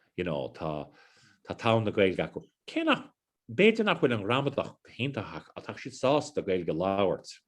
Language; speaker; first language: Irish; non-native, local second language; English